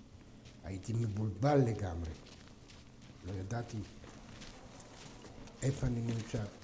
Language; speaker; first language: Hebrew; non-native, fluent; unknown